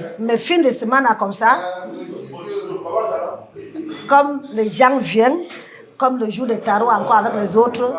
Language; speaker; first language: French; non-native, learner; English